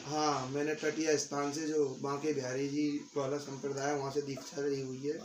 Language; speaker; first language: Hindi; native; Hindi